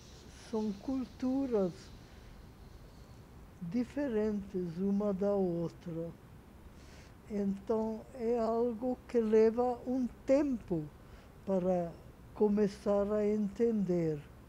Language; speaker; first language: Portuguese; non-native, fluent; Hungarian